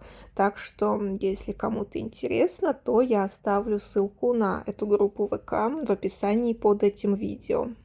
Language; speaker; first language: Russian; native; Russian